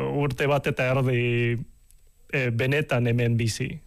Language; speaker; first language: Basque; non-native, fluent; Cantonese